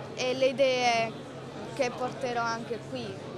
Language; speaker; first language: Italian; native; Italian